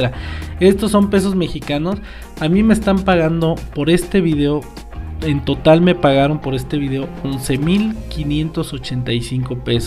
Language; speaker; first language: Spanish; native; Spanish